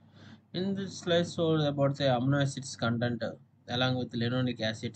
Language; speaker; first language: English; non-native, local second language; Tamil